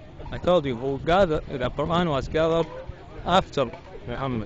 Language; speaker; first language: English; non-native, learner; Arabic